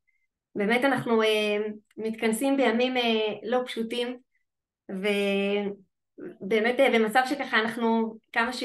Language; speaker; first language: Hebrew; native; Hebrew